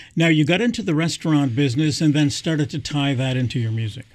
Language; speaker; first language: English; native; English